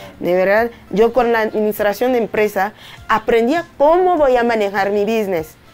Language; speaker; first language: Spanish; non-native, fluent; French